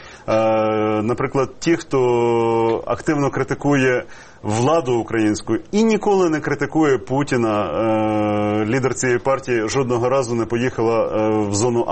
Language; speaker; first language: Ukrainian; native; Ukrainian